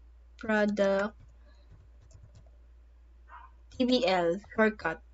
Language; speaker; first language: English; non-native, local second language; Filipino